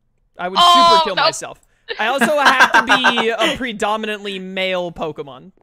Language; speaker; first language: English; native; English